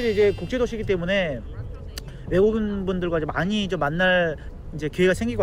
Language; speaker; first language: Korean; native; Korean